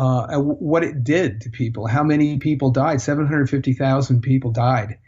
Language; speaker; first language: English; native; English